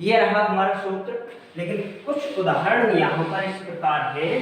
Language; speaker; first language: Hindi; native; Hindi